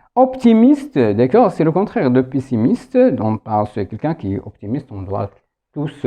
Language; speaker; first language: French; non-native, local second language; Arabic